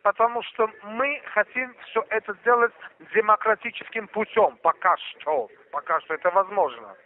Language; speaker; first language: Russian; non-native, local second language; Armenian